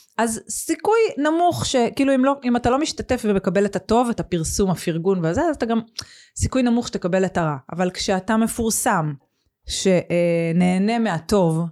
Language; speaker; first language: Hebrew; native; Hebrew